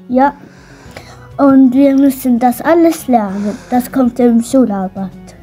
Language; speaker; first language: German; non-native, learner; Arabic